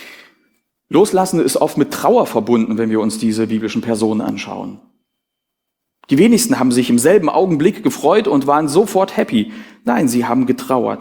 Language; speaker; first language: German; native; German